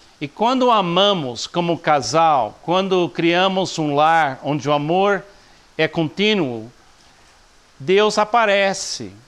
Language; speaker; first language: Portuguese; non-native, fluent; English